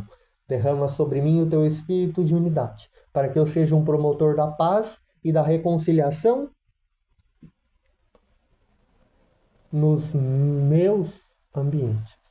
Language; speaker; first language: Portuguese; native; Portuguese